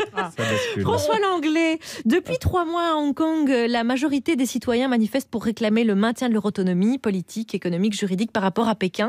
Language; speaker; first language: French; native; French